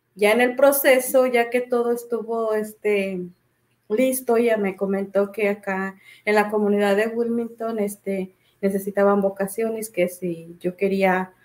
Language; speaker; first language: Spanish; native; Spanish